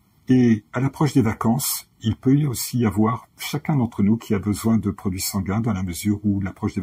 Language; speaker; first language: French; native; French